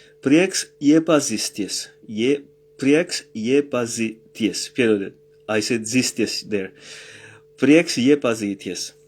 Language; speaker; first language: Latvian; non-native, learner; Morisyen